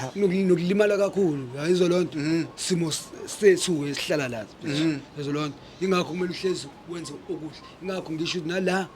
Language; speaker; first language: Zulu; non-native, local second language; Xhosa